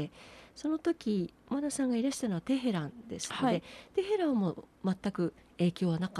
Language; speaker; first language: Japanese; native; Japanese